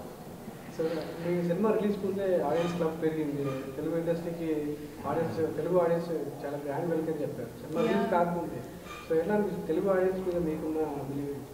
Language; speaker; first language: Telugu; native; Telugu